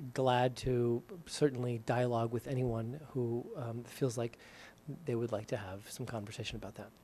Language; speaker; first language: English; native; English